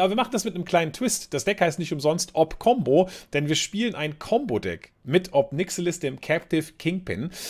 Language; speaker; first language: German; native; German